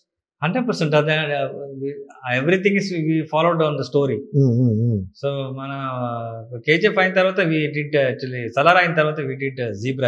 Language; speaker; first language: Telugu; non-native, learner; Kannada